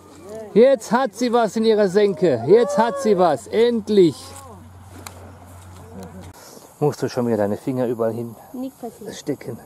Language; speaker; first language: German; native; German